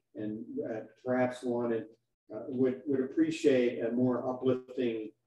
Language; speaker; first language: English; native; English